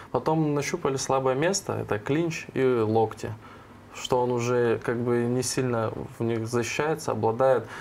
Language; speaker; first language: Russian; native; Russian